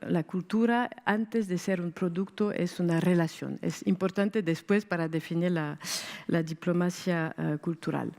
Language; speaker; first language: Spanish; non-native, fluent; French